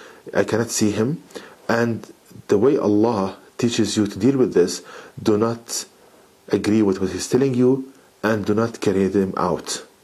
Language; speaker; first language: English; non-native, fluent; Arabic